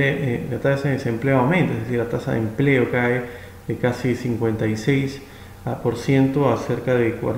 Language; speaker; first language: Spanish; native; Spanish